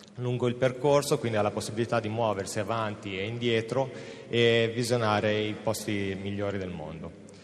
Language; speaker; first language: Italian; native; Italian